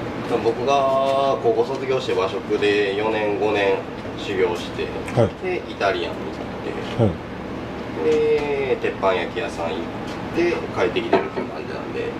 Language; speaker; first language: Japanese; native; Japanese